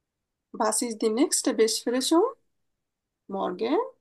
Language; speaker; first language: German; non-native, learner; Bangla